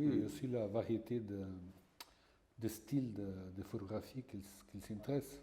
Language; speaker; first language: French; non-native, fluent; Portuguese